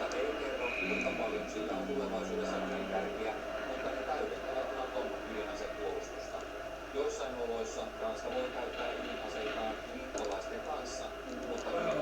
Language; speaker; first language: Finnish; native; Finnish